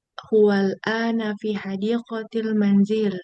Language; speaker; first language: Arabic; non-native, learner; Indonesian